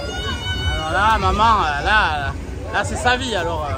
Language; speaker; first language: French; native; French